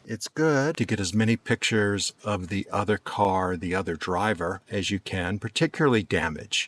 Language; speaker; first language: English; native; English